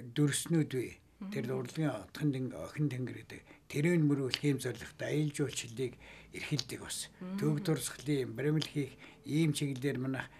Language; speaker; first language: Mongolian; native; Mongolian